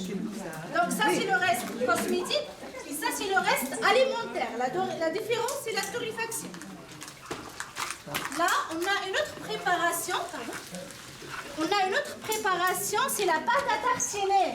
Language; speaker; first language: French; non-native, local second language; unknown